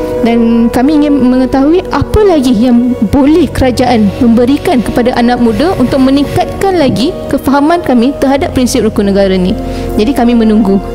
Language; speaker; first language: Malay; non-native, local second language; Tamil